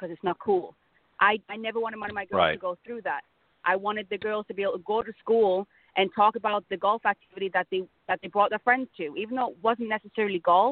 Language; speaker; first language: English; native; English